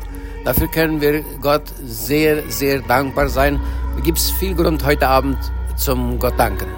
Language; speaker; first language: German; early bilingual, heritage; Low German